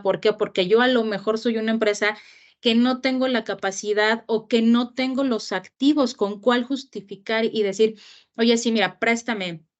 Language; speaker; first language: Spanish; native; Spanish